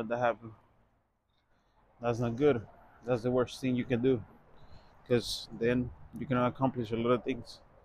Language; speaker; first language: English; non-native, fluent; Spanish